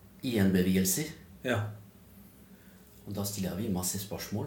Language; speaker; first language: Norwegian; non-native, fluent; French